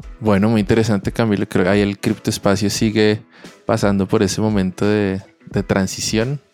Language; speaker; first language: Spanish; native; Spanish